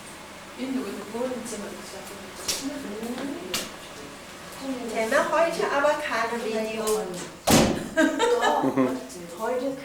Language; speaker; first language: German; non-native, learner; Mongolian